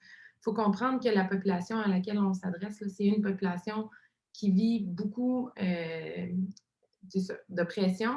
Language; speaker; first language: French; native; French